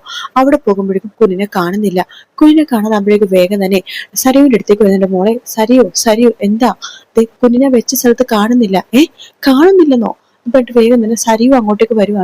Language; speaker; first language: Malayalam; native; Malayalam